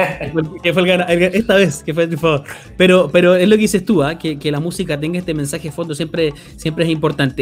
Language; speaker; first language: Spanish; native; Spanish